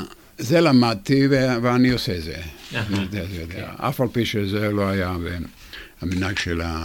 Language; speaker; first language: Hebrew; non-native, fluent; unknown